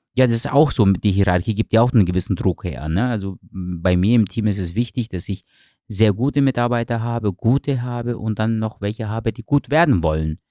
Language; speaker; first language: German; early bilingual, other home language; Turkish